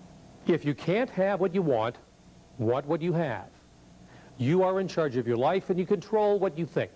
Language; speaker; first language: English; native; English